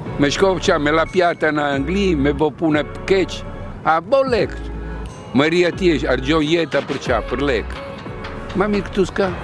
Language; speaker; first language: Albanian; non-native, learner; Italian